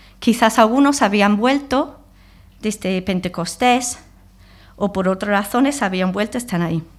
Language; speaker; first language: Spanish; non-native, fluent; English